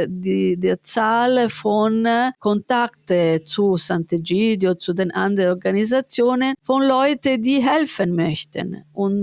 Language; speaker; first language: German; non-native, fluent; Italian